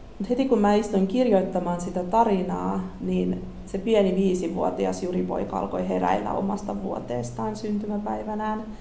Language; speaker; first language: Finnish; early bilingual, other home language; Russian